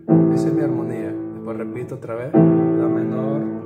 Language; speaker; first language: Spanish; native; Spanish